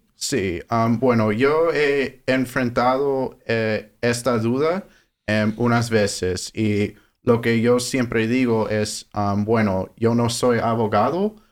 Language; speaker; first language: Spanish; non-native, fluent; English